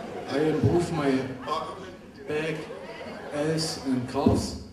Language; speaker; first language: English; non-native, learner; German